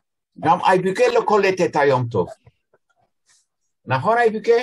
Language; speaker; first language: Hebrew; non-native, fluent; Turkish